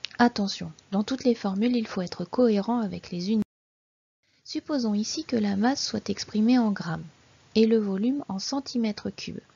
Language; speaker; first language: French; native; French